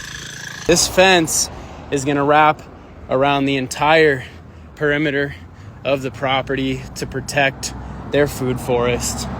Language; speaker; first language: English; native; English